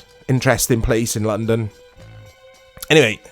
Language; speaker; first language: English; native; English